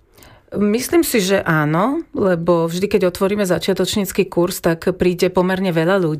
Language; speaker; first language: Slovak; native; Slovak